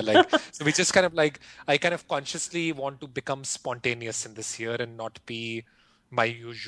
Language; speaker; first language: English; non-native, local second language; Hindi